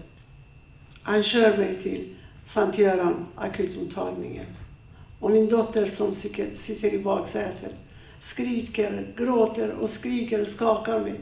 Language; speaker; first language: Swedish; non-native, fluent; Persian